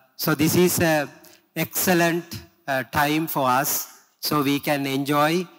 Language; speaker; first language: English; non-native, local second language; Sinhala